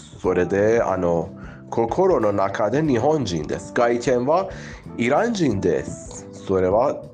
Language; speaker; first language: Japanese; non-native, fluent; Persian